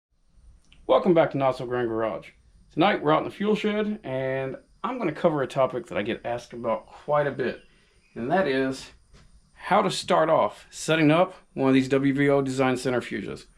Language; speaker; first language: English; native; English